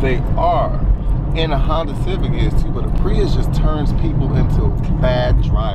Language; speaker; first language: English; native; English